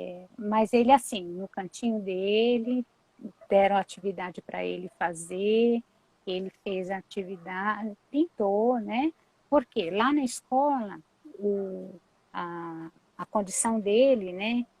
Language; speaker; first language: Portuguese; native; Portuguese